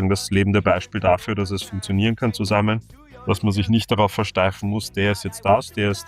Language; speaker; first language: German; early bilingual, other home language; Croatian